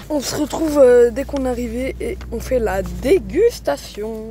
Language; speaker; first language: French; native; French